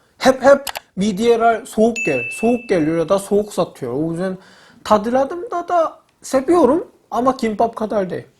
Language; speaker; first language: Turkish; non-native, learner; Korean